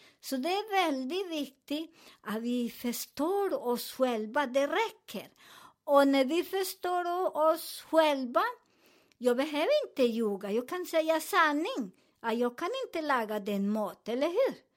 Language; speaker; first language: Swedish; non-native, fluent; Spanish